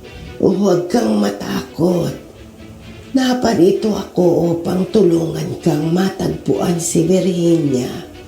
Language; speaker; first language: Filipino; native; Filipino